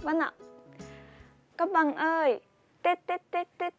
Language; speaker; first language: Vietnamese; non-native, fluent; Japanese